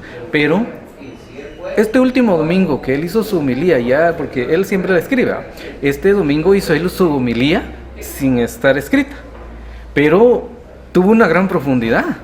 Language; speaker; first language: Spanish; native; Spanish